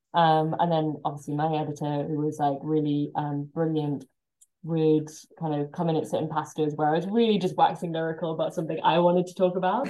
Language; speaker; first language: English; native; English